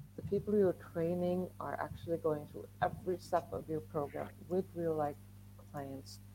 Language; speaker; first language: English; non-native, fluent; Swedish